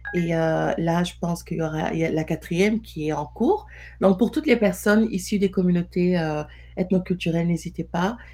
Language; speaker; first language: French; non-native, local second language; Wolof